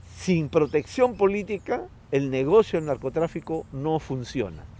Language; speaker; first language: Spanish; non-native, local second language; Quechua